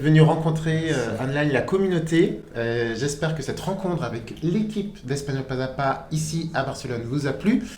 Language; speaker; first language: French; native; French